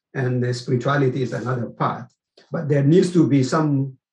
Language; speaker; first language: English; non-native, fluent; Amharic